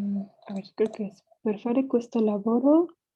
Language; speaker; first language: Italian; non-native, learner; Spanish